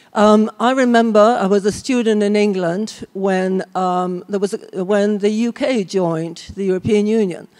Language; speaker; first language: English; native; English